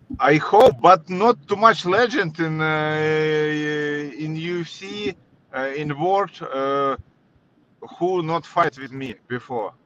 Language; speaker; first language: English; non-native, learner; Russian